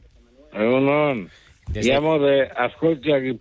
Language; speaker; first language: Spanish; non-native, local second language; Basque